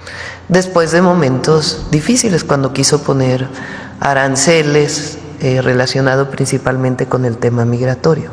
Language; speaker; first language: Spanish; native; Spanish